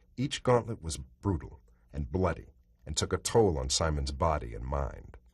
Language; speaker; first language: English; native; English